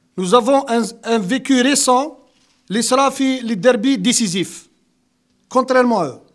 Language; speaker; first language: French; non-native, local second language; Arabic